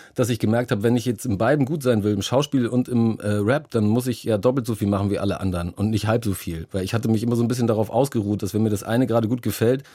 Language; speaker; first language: German; native; German